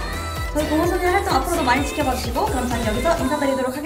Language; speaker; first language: Korean; native; Korean